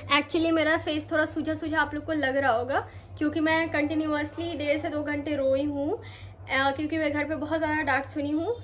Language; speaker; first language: Hindi; native; Hindi